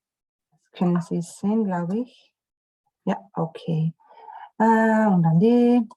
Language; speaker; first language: German; non-native, learner; Dutch